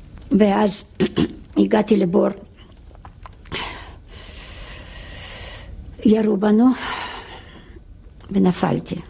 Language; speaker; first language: Hebrew; non-native, fluent; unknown